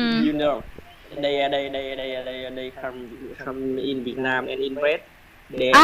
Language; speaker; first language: English; non-native, learner; Vietnamese